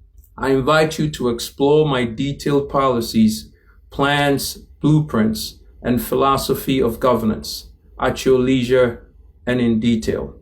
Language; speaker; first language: English; non-native, local second language; Akan